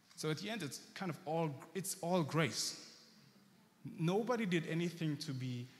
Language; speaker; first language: English; early bilingual, heritage; German